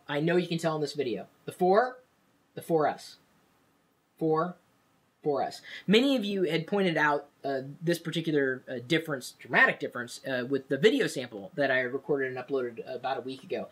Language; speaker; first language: English; native; English